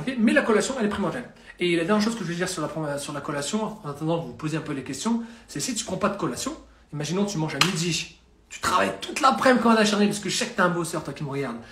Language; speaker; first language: French; native; French